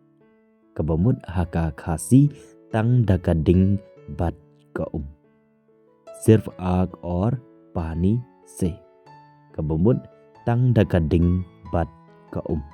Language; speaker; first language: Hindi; non-native, local second language; Khasi